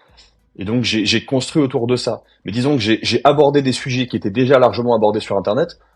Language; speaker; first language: French; native; French